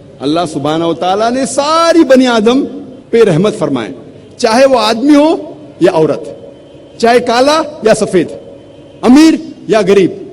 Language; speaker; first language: Urdu; non-native, local second language; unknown